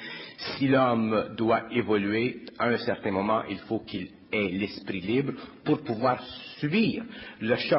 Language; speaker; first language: French; native; French